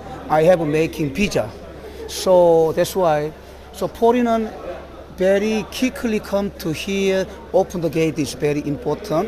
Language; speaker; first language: English; non-native, learner; Korean